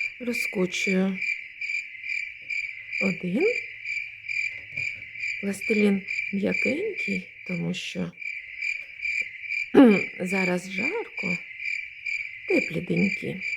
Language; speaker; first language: Ukrainian; native; Ukrainian